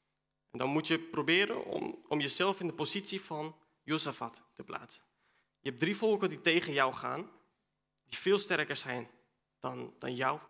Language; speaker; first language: Dutch; non-native, fluent; Spanish